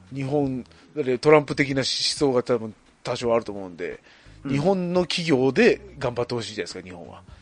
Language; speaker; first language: Japanese; native; Japanese